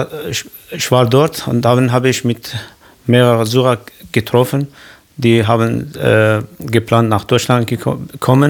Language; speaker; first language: German; non-native, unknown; Kurdish